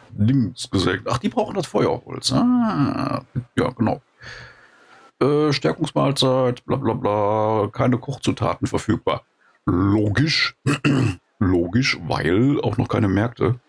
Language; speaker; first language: German; native; German